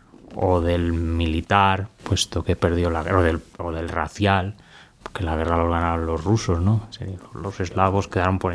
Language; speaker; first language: Spanish; native; Spanish